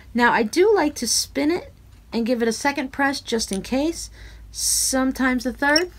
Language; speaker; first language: English; native; English